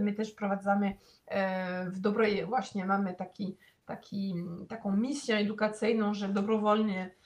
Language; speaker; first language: Polish; non-native, fluent; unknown